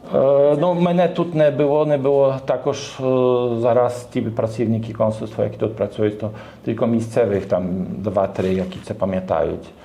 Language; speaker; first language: Ukrainian; non-native, learner; Polish